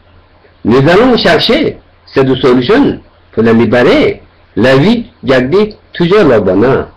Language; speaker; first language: French; non-native, learner; Tibetan